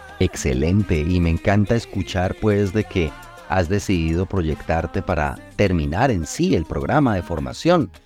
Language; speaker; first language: Spanish; native; Spanish